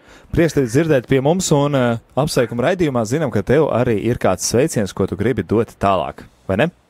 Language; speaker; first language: Latvian; native; Latvian